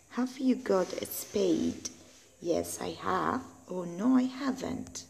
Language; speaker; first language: English; non-native, learner; Spanish